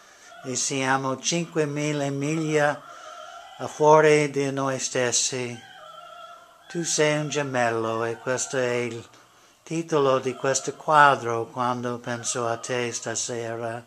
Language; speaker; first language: Italian; non-native, learner; English